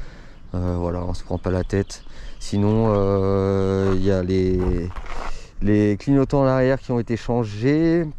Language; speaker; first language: French; native; French